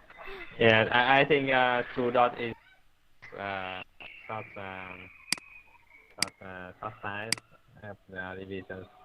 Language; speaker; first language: English; non-native, learner; Vietnamese